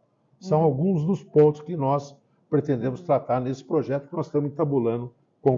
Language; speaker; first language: Portuguese; native; Portuguese